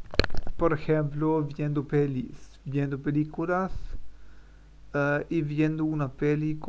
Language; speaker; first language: Spanish; non-native, learner; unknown